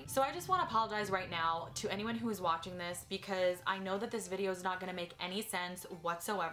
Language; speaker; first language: English; native; English